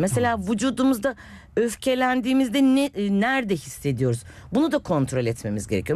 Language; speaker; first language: Turkish; native; Turkish